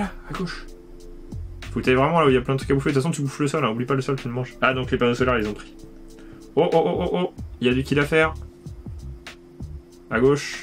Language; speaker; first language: French; native; French